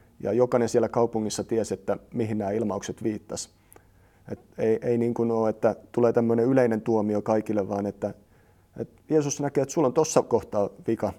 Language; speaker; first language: Finnish; native; Finnish